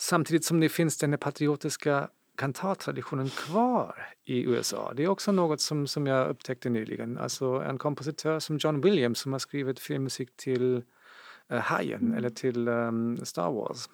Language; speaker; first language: Swedish; non-native, fluent; German